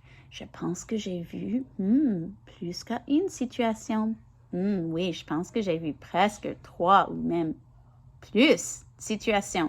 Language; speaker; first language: French; non-native, learner; English